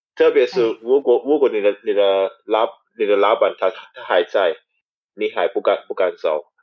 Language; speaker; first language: Chinese; non-native, fluent; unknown